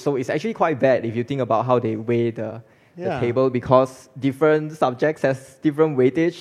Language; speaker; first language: English; non-native, local second language; Chinese